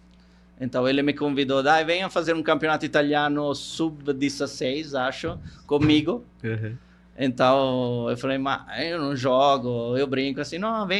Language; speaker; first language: Portuguese; non-native, fluent; Italian